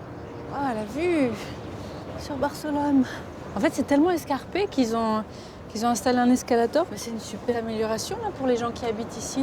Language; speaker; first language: French; native; French